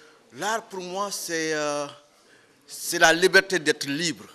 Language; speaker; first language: French; non-native, local second language; Wolof